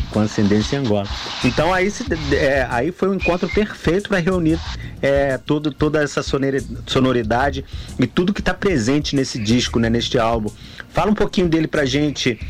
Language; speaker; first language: Portuguese; native; Portuguese